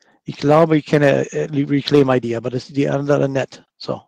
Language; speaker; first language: German; non-native, fluent; English